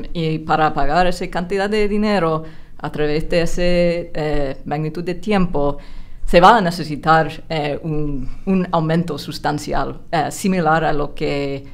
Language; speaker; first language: Spanish; non-native, fluent; English